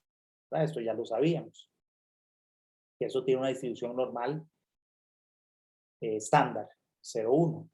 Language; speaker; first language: Spanish; native; Spanish